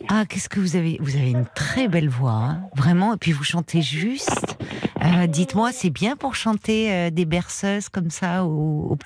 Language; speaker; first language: French; native; French